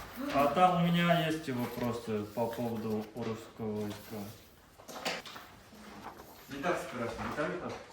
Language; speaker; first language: Russian; non-native, fluent; Korean